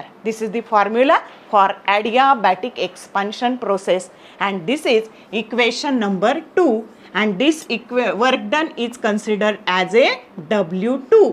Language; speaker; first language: English; non-native, local second language; Marathi